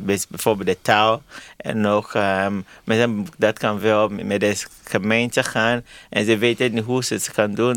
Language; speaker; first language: Dutch; non-native, learner; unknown